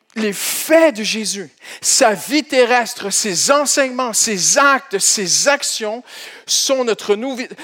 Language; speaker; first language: French; native; French